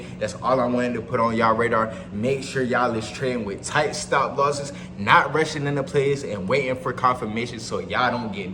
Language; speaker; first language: English; native; English